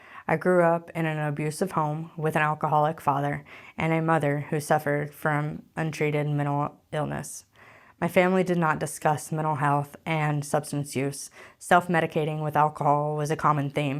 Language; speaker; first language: English; native; English